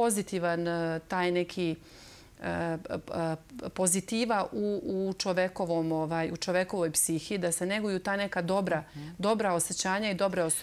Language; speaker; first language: Serbian; native; Serbian